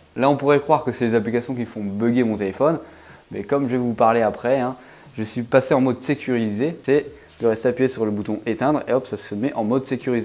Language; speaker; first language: French; native; French